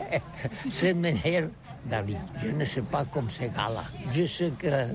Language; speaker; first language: French; non-native, learner; Catalan